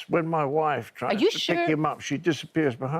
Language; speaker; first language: English; native; English